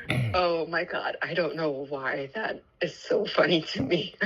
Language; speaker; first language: English; native; English